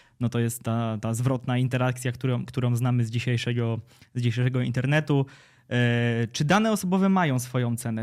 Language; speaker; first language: Polish; native; Polish